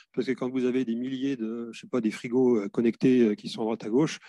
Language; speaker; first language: French; native; French